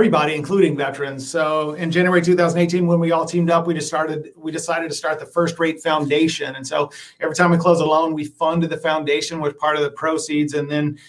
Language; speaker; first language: English; native; English